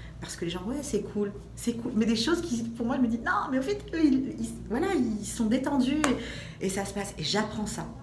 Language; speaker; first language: French; native; French